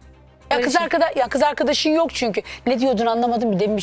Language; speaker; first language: Turkish; native; Turkish